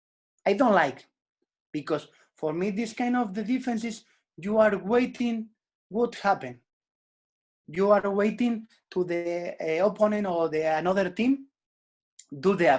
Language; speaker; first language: English; non-native, learner; Spanish